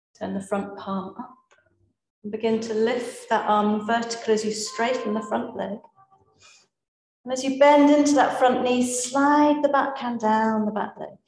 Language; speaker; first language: English; native; English